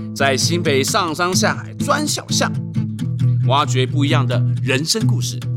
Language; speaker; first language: Chinese; native; Chinese